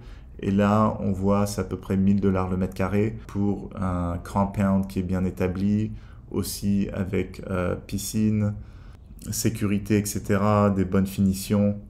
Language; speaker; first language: French; native; French